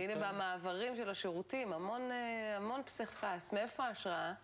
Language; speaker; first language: Hebrew; native; Hebrew